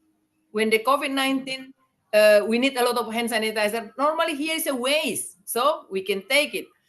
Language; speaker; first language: English; non-native, learner; Indonesian